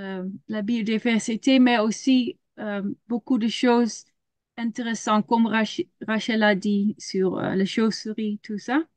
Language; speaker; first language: French; non-native, learner; Dutch